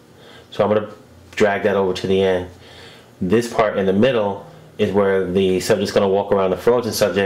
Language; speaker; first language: English; native; English